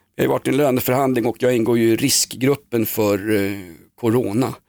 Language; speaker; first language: Swedish; native; Swedish